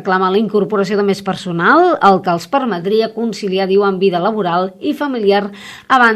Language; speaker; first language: Catalan; native; Catalan